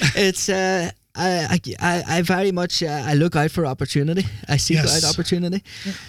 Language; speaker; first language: English; native; English